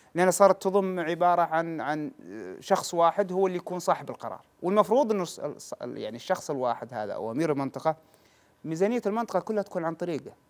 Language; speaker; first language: Arabic; native; Arabic